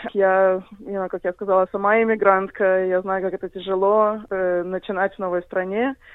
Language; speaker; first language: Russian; early bilingual, heritage; Russian